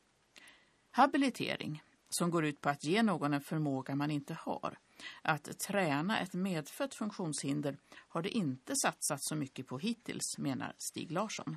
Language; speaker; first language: Swedish; native; Swedish